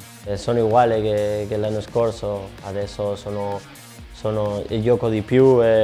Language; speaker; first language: Italian; non-native, fluent; Spanish